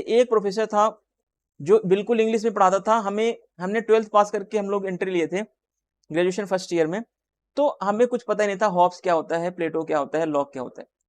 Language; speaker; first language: Hindi; native; Hindi